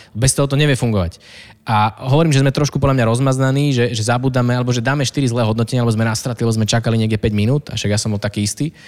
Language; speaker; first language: Slovak; native; Slovak